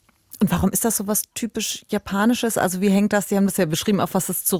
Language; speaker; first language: German; native; German